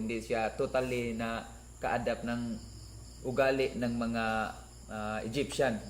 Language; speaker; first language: Filipino; non-native, local second language; Cebuano